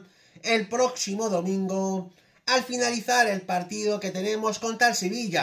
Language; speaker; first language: Spanish; native; Spanish